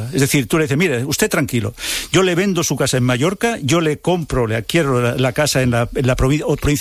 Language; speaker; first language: Spanish; native; Spanish